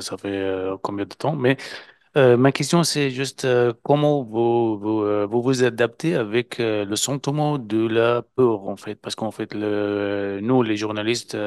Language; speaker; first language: French; non-native, learner; Arabic